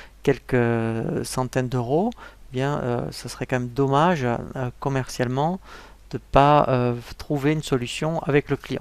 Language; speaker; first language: French; native; French